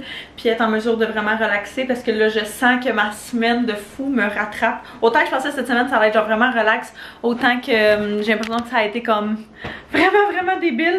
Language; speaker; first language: French; native; French